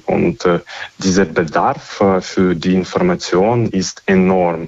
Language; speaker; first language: German; non-native, fluent; Ukrainian